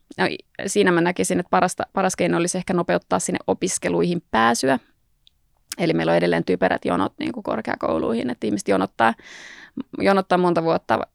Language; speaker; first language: Finnish; native; Finnish